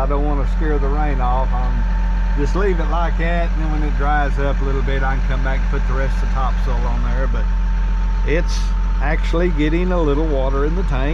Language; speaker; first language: English; native; English